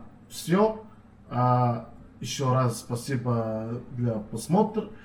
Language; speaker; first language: Russian; non-native, learner; Serbian